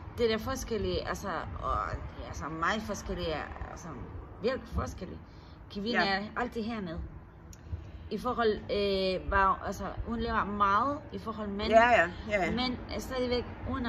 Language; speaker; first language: Danish; non-native, learner; Spanish